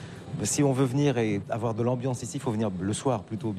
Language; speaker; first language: French; native; French